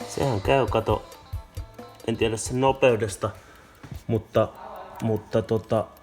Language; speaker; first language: Finnish; native; Finnish